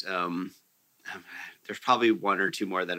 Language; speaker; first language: English; native; English